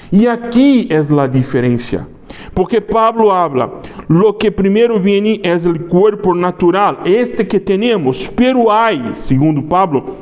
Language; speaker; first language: Spanish; non-native, learner; Portuguese